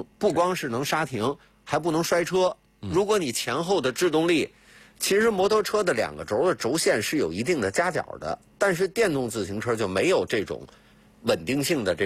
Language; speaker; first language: Chinese; native; Chinese